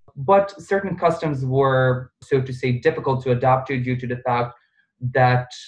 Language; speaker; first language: English; non-native, fluent; Bosnian